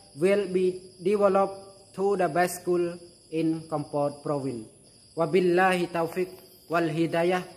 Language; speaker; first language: English; non-native, learner; Khmer